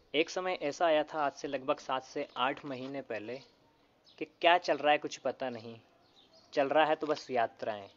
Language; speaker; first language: Hindi; native; Hindi